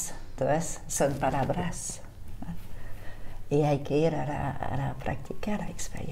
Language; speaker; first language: Spanish; non-native, fluent; French